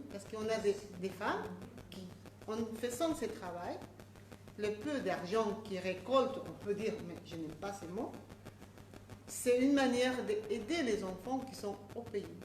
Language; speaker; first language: French; non-native, fluent; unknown